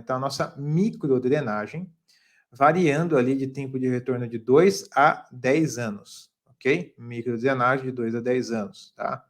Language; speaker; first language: Portuguese; native; Portuguese